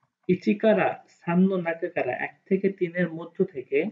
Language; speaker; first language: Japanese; non-native, fluent; Bangla